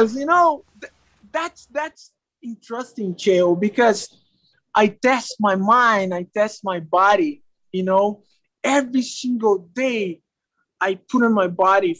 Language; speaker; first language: English; non-native, learner; Portuguese